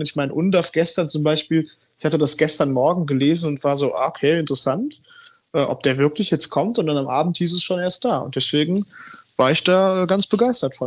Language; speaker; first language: German; native; German